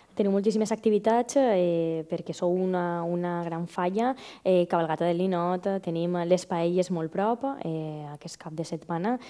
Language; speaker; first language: Catalan; native; Catalan